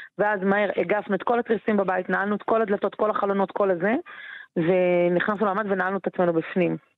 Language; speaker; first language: Hebrew; native; Hebrew